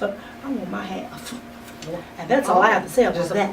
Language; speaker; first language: English; native; English